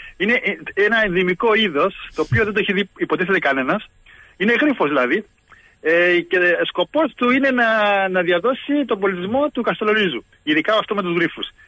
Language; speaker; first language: Greek; early bilingual, heritage; Greek